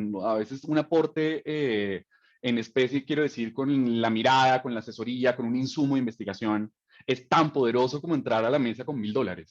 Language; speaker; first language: Spanish; native; Spanish